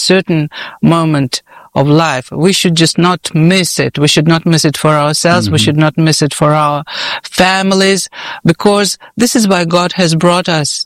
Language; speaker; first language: English; non-native, fluent; Russian